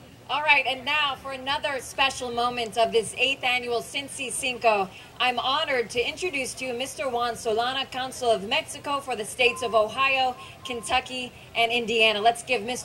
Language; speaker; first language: English; native; English